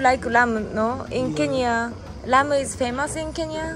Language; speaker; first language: English; non-native, learner; Japanese